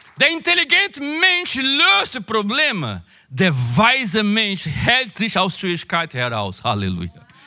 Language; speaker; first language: German; non-native, learner; Portuguese